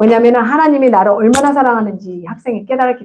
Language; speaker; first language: Korean; native; Korean